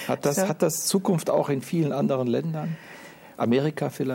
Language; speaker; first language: German; native; German